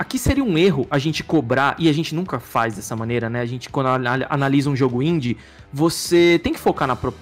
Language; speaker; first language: Portuguese; native; Portuguese